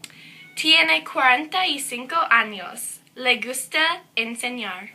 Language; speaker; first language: Spanish; non-native, learner; English